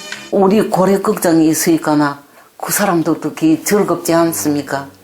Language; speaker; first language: Korean; early bilingual, heritage; Korean